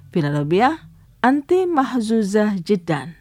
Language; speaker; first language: Arabic; non-native, fluent; Indonesian